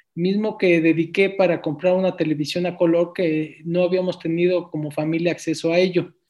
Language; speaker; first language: Spanish; native; Spanish